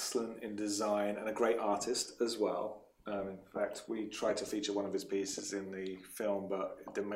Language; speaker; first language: English; native; English